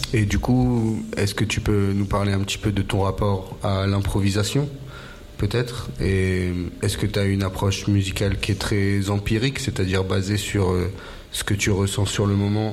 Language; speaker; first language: French; native; French